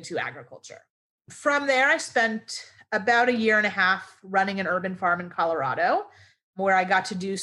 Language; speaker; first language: English; native; English